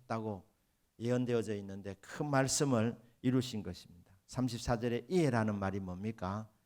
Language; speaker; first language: Korean; native; Korean